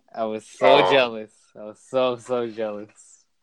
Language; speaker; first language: English; early bilingual, other home language; Spanish